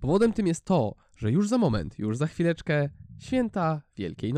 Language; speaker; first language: Polish; native; Polish